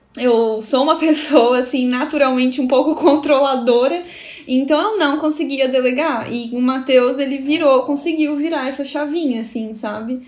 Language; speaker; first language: Portuguese; native; Portuguese